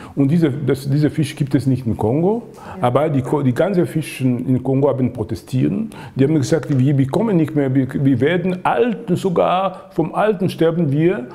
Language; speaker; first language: German; non-native, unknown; Lingala